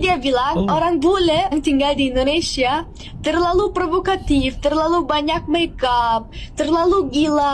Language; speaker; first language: Indonesian; non-native, fluent; German